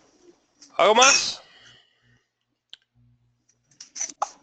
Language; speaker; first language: Spanish; non-native, fluent; English